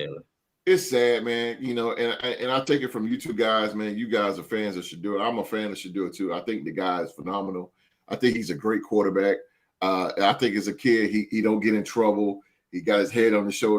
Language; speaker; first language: English; native; English